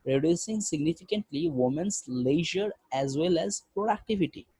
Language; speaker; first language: English; non-native, local second language; Bangla